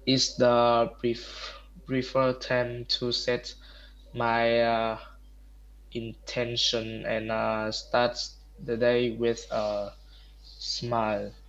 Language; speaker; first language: English; non-native, learner; Vietnamese